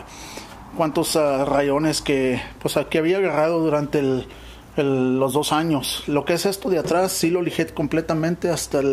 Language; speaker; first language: Spanish; early bilingual, heritage; Spanish